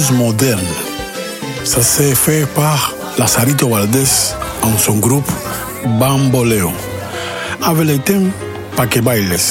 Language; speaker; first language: French; non-native, learner; Spanish